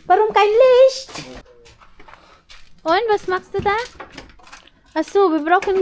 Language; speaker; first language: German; non-native, learner; Filipino